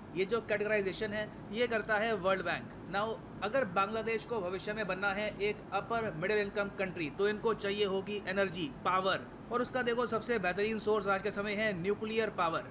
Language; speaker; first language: Hindi; native; Hindi